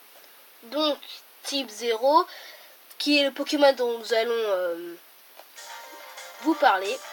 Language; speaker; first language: French; native; French